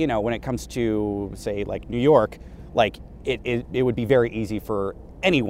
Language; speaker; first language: English; native; English